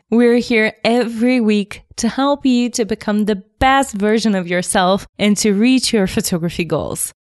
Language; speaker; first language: English; non-native, fluent; Bulgarian